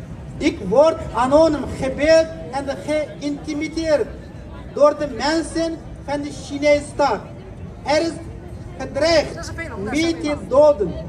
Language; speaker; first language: Dutch; non-native, learner; Uyghur